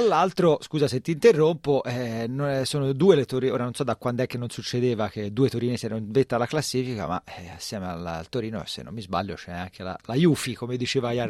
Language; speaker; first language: Italian; native; Italian